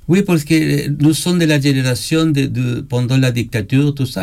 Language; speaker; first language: French; non-native, learner; Spanish